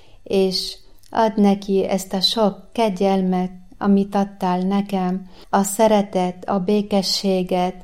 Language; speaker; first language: Hungarian; non-native, fluent; Arabic